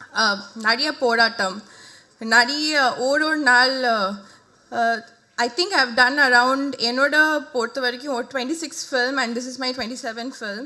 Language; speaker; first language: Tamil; non-native, fluent; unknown